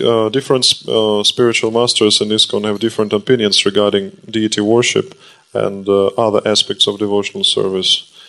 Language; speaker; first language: English; non-native, fluent; Russian